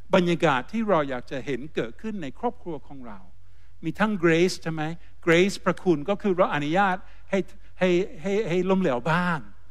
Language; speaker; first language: Thai; non-native, fluent; English